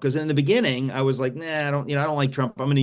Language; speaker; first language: English; native; English